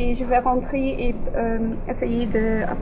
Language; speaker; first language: French; non-native, local second language; Dutch